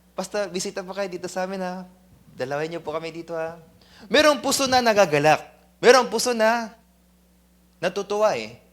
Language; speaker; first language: Filipino; non-native, fluent; Korean